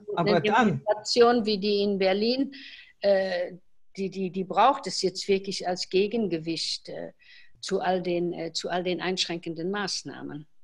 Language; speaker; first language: German; non-native, local second language; Luxembourgish